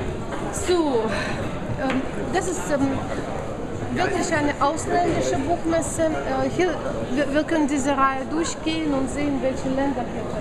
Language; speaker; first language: German; non-native, fluent; Russian